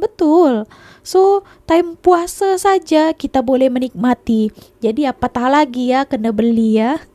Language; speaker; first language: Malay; non-native, local second language; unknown